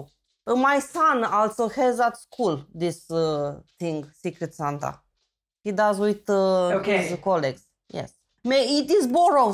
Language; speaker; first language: English; non-native, fluent; Romanian